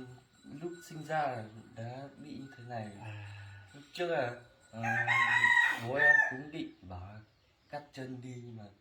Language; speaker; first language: Vietnamese; non-native, local second language; Hmong